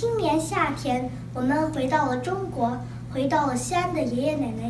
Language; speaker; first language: Chinese; early bilingual, heritage; Chinese